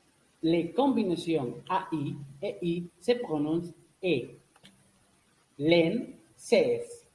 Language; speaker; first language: French; non-native, learner; Spanish